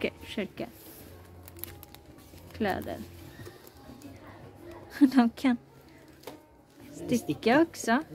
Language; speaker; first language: Swedish; non-native, learner; Japanese